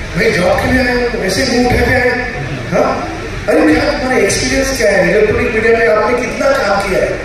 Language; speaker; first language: Hindi; non-native, local second language; Marathi